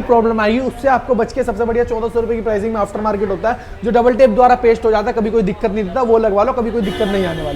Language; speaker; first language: Hindi; native; Hindi